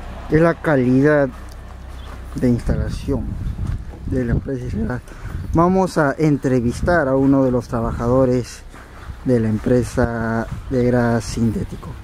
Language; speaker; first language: Spanish; native; Spanish